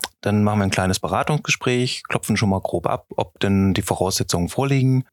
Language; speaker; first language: German; native; German